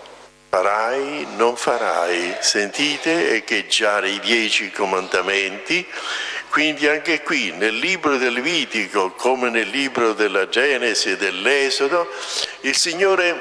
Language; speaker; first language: Italian; native; Italian